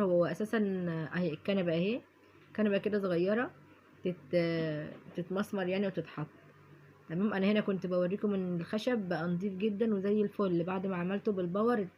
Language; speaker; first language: Arabic; native; Arabic